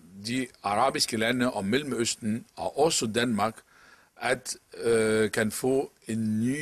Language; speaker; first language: Danish; non-native, local second language; Arabic